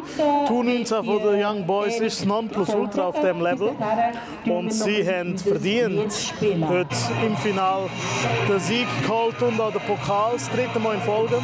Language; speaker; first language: German; native; German